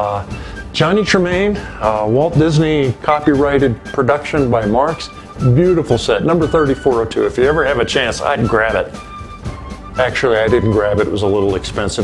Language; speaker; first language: English; native; English